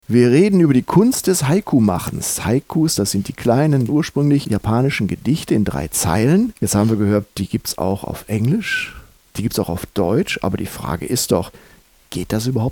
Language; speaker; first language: German; native; German